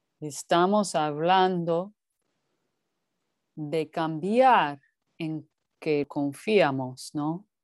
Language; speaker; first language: Spanish; non-native, fluent; English